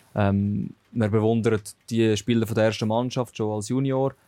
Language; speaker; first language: German; native; German